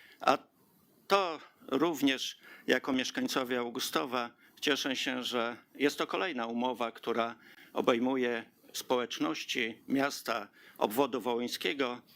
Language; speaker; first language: Polish; native; Polish